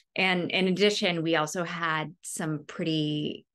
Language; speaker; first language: English; native; English